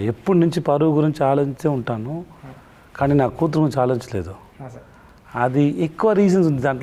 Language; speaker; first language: Telugu; non-native, learner; Tamil